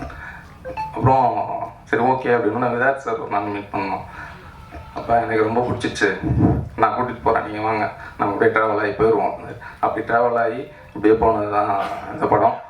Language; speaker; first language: Tamil; native; Tamil